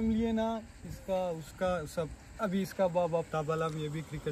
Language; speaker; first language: Hindi; non-native, fluent; Pashto